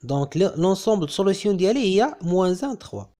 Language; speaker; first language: French; non-native, local second language; Arabic